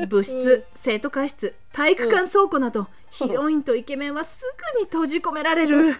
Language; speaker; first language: Japanese; native; Japanese